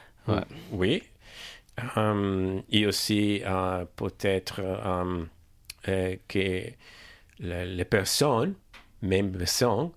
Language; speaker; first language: French; non-native, learner; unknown